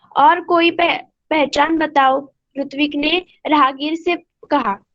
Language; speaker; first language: Hindi; non-native, local second language; Marathi